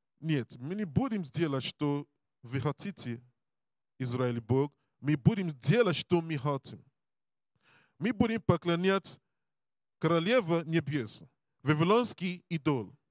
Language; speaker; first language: Russian; non-native, learner; English